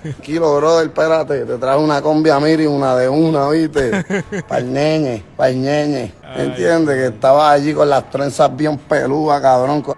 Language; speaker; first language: Spanish; native; Spanish